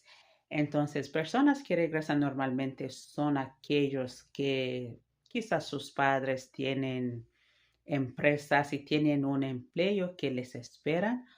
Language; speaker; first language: Spanish; non-native, fluent; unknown